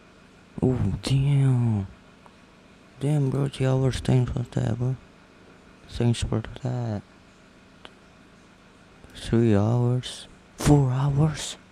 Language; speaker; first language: English; non-native, learner; Indonesian